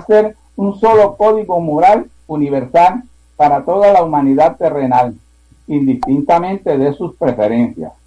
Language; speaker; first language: Spanish; native; Spanish